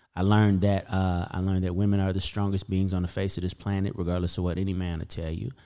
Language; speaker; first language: English; native; English